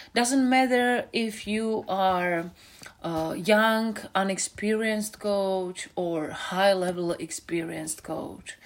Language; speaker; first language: English; non-native, fluent; Czech